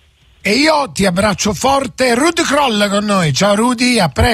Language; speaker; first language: Italian; native; Italian